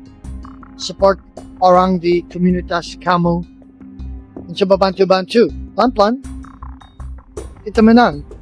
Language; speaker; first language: Indonesian; non-native, learner; English